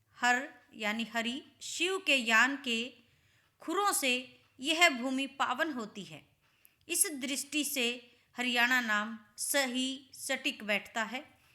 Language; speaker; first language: Hindi; native; Hindi